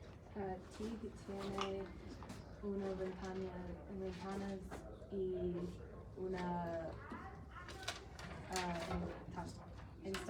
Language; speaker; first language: Spanish; non-native, learner; English